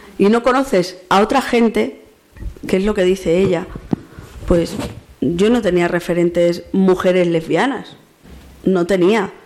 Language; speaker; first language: Spanish; native; Spanish